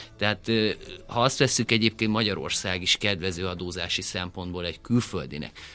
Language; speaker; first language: Hungarian; native; Hungarian